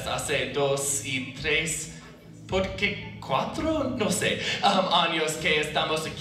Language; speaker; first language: Spanish; non-native, learner; English